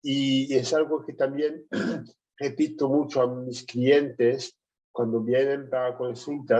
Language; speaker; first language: Spanish; non-native, fluent; French